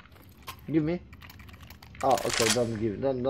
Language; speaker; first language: English; non-native, learner; Polish